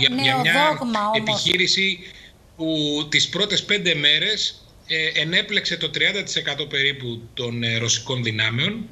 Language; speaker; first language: Greek; native; Greek